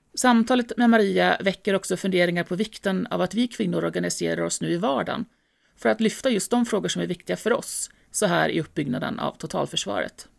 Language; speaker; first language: English; non-native, fluent; Ukrainian